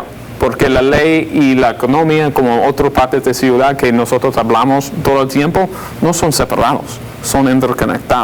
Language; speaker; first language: Spanish; non-native, fluent; English